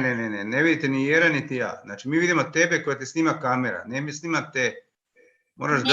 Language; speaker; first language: Croatian; native; Croatian